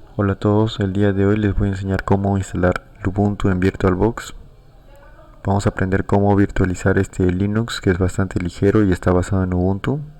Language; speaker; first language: Spanish; native; Spanish